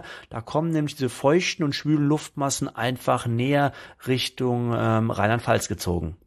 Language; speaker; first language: German; native; German